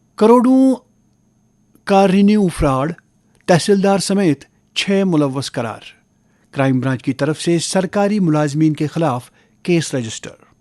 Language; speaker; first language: Urdu; non-native, local second language; Kashmiri